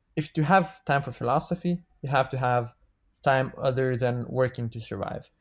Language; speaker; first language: English; non-native, fluent; Bulgarian